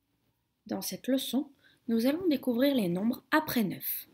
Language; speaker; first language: French; native; French